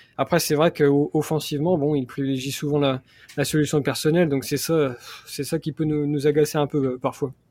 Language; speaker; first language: French; native; French